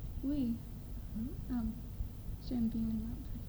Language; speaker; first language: French; non-native, learner; English